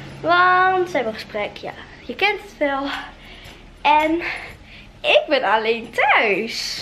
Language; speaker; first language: Dutch; native; Dutch